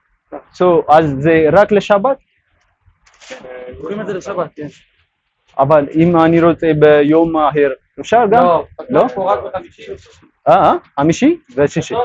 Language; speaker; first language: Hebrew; non-native, learner; Amharic